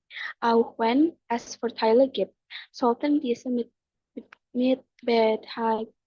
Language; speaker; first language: German; non-native, learner; Indonesian